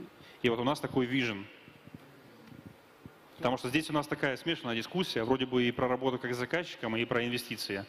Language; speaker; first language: Russian; native; Russian